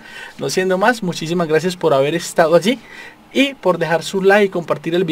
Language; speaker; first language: Spanish; native; Spanish